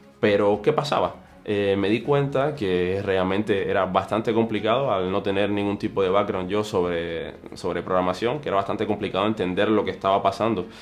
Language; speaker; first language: Spanish; native; Spanish